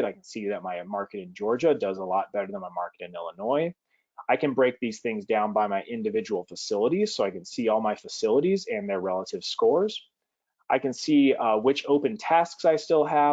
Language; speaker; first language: English; native; English